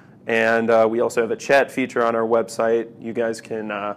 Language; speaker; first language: English; native; English